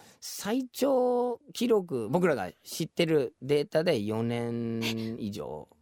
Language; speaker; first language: Japanese; non-native, fluent; English